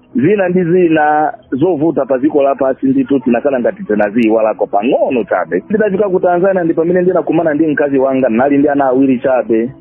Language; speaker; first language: Nyanja; non-native, fluent; Swahili